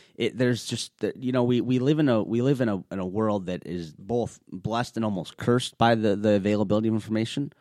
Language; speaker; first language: English; native; English